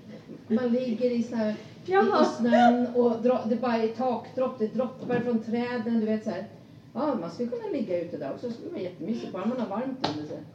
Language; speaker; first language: Swedish; native; Swedish